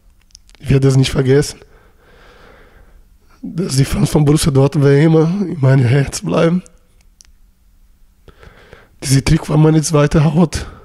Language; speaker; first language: German; non-native, learner; Portuguese